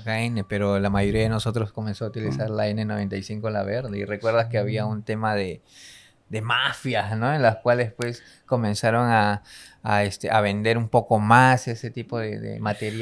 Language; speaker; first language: Spanish; native; Spanish